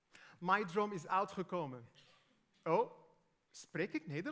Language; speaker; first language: Dutch; non-native, fluent; Arabic